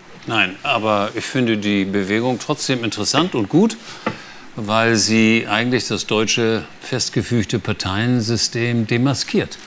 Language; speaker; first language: German; native; German